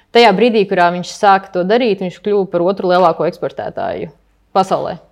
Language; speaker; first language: Latvian; native; Latvian